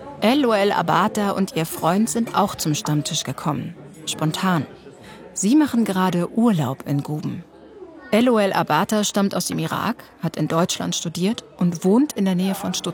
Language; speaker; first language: German; native; German